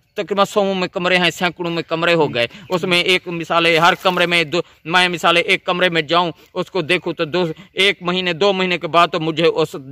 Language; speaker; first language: Urdu; non-native, local second language; Saraiki